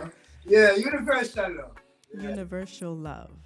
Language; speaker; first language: English; native; English